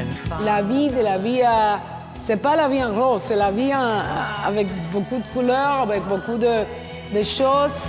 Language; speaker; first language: French; non-native, fluent; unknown